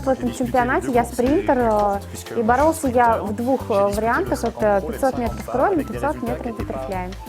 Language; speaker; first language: Russian; native; Russian